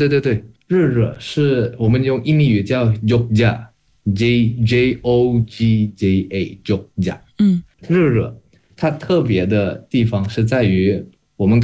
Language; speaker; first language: Chinese; non-native, fluent; Indonesian